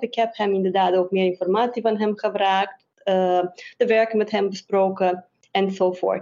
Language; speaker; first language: Dutch; non-native, fluent; Romanian